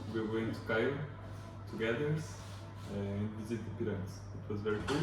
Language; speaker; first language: English; non-native, learner; Portuguese